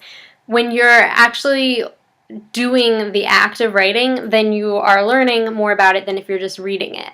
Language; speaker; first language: English; native; English